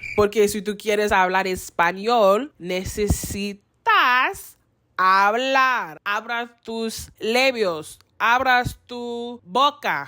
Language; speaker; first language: Spanish; non-native, learner; English